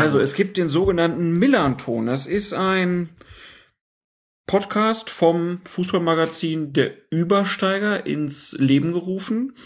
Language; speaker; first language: German; native; German